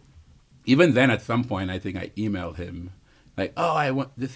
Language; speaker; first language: English; non-native, fluent; Wolof